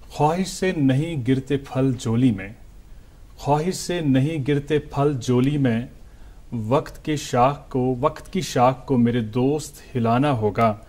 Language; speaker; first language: Hindi; non-native, local second language; Kashmiri